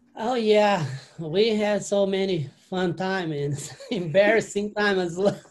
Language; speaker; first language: English; non-native, learner; Portuguese